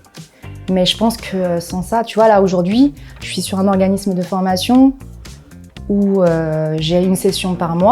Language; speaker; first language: French; native; French